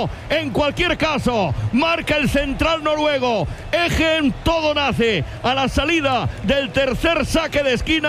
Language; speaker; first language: Spanish; native; Spanish